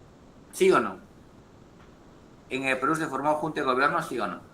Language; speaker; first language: Spanish; native; Spanish